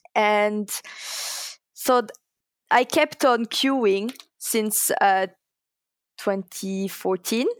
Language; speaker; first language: English; non-native, fluent; French